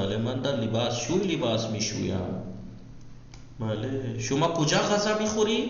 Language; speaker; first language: Persian; non-native, fluent; Urdu